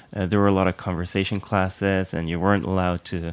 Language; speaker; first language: English; non-native, fluent; Swedish